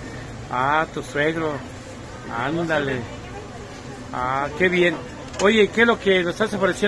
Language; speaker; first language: Spanish; native; Spanish